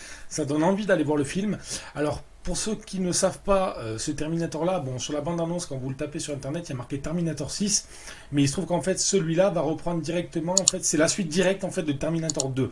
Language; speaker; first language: French; native; French